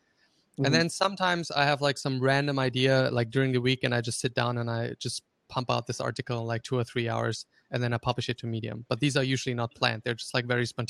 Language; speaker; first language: English; non-native, fluent; German